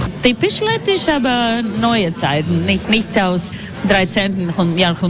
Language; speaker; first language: German; non-native, learner; Latvian